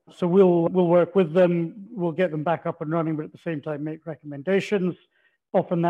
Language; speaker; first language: English; native; English